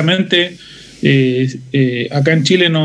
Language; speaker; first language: Spanish; native; Spanish